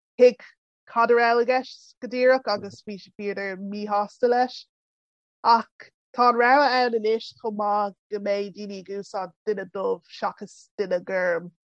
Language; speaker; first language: Irish; early bilingual, other home language; English